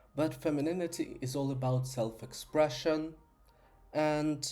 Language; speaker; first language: English; non-native, fluent; Ukrainian